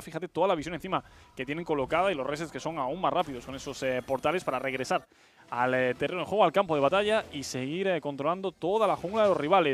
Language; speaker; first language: Spanish; native; Spanish